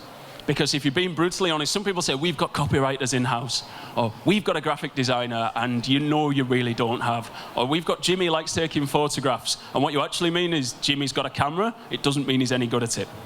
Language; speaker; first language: English; native; English